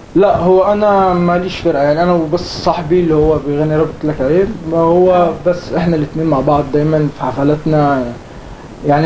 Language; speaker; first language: Arabic; native; Arabic